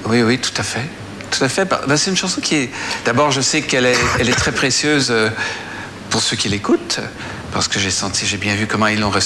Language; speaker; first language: French; native; French